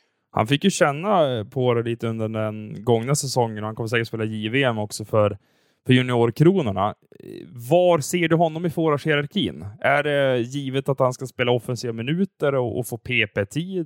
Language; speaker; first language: Swedish; native; Swedish